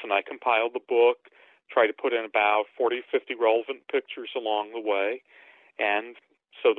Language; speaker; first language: English; native; English